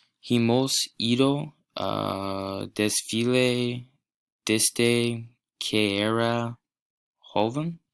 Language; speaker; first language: Spanish; non-native, learner; English